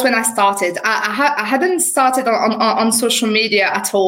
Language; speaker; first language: English; non-native, fluent; French